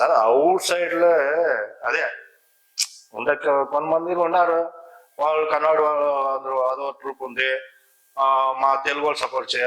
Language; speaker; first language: Telugu; non-native, learner; Kannada